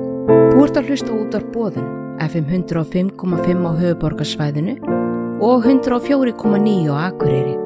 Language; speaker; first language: Icelandic; native; Icelandic